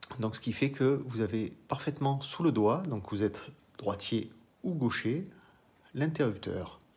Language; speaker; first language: French; native; French